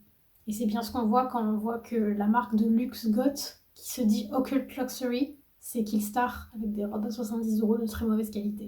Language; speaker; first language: French; native; French